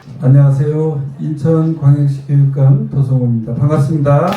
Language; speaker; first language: Korean; native; Korean